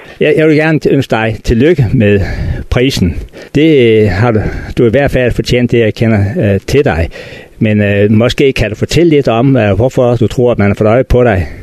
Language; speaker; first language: Danish; native; Danish